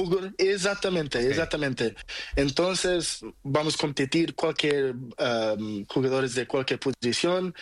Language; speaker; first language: Spanish; non-native, learner; Portuguese